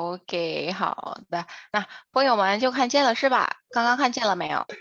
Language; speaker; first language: Chinese; non-native, fluent; Indonesian